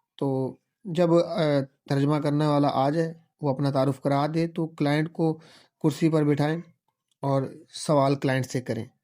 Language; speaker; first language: Urdu; non-native, local second language; Punjabi